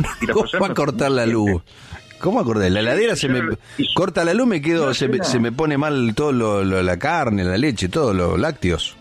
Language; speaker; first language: Spanish; native; Spanish